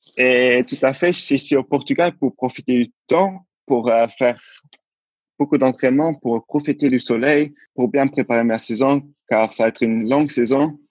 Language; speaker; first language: French; non-native, local second language; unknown